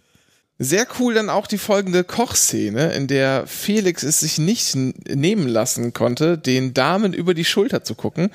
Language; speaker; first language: German; native; German